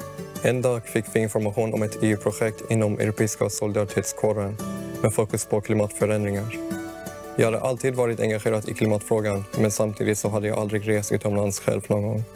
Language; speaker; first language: Swedish; early bilingual, other home language; Persian